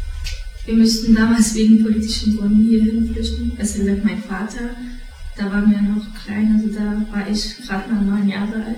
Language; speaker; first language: German; early bilingual, other home language; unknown